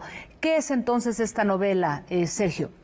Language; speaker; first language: Spanish; native; Spanish